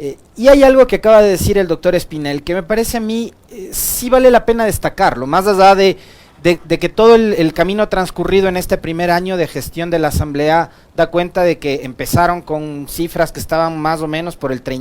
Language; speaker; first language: Spanish; native; Spanish